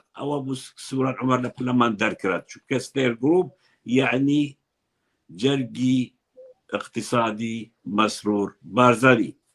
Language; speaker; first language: Central Kurdish; non-native, local second language; Kurdish